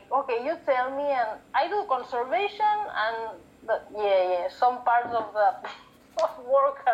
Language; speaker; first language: English; non-native, fluent; Catalan